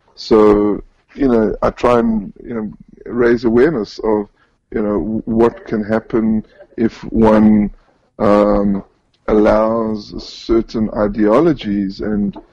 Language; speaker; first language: English; native; English